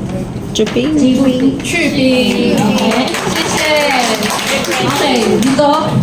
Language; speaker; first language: Chinese; non-native, fluent; Filipino